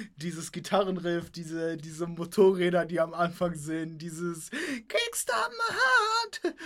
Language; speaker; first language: German; early bilingual, other home language; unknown